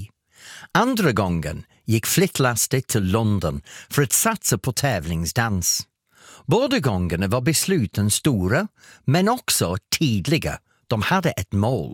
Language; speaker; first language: Swedish; non-native, fluent; English